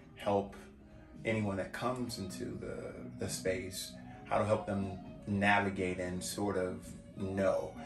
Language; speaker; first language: English; native; English